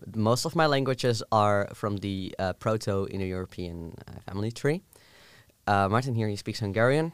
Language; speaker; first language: English; non-native, fluent; Dutch